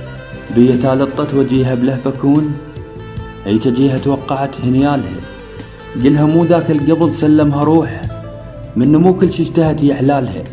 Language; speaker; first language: Arabic; native; Arabic